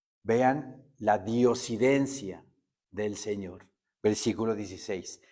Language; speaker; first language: Spanish; native; Spanish